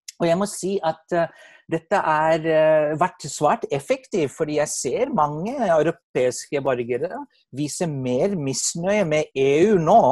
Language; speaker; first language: Norwegian; non-native, fluent; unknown